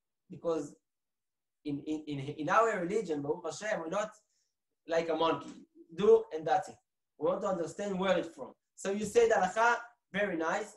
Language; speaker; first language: English; non-native, fluent; Hebrew